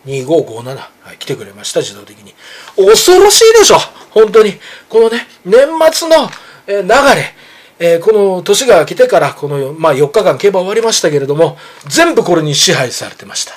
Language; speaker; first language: Japanese; native; Japanese